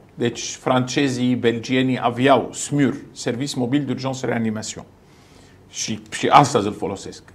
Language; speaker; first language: Romanian; non-native, fluent; Arabic